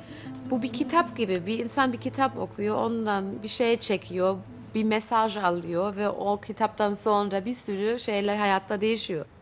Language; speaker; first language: Turkish; early bilingual, heritage; Turkish